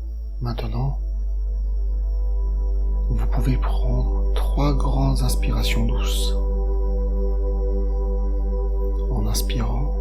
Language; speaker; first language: French; native; French